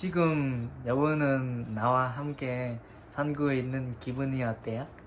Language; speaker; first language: Korean; non-native, learner; Vietnamese